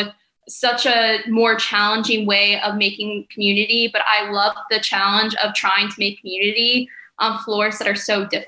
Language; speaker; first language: English; native; English